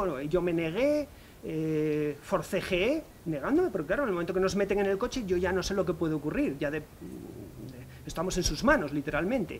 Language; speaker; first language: Spanish; native; Spanish